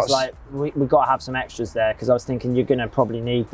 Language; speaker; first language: English; native; English